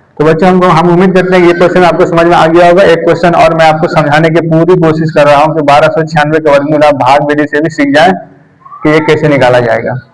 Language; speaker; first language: Hindi; native; Hindi